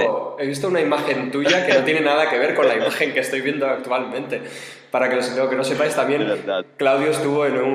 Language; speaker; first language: Spanish; native; Spanish